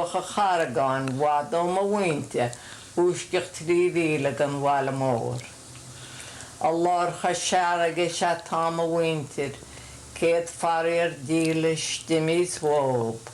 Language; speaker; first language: Irish; native; Irish